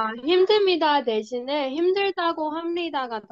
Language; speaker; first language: Korean; non-native, learner; Burmese